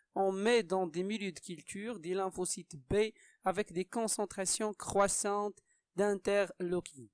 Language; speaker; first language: French; non-native, local second language; Arabic